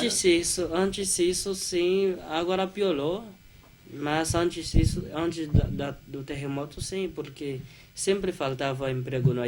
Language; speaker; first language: Portuguese; non-native, fluent; Haitian Creole